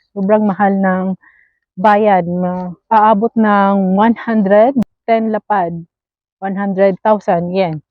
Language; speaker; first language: Filipino; native; Filipino